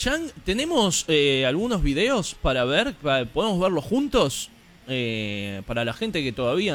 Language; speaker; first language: Spanish; native; Spanish